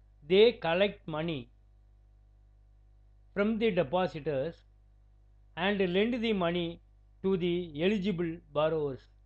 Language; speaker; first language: English; non-native, local second language; Tamil